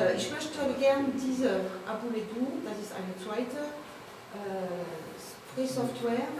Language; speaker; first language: German; non-native, learner; French